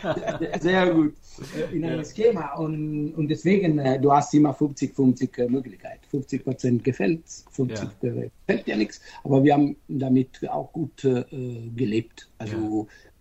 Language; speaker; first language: German; non-native, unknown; Italian